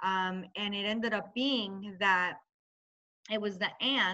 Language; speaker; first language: English; native; English